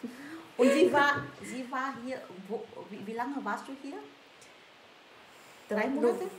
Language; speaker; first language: German; non-native, learner; Vietnamese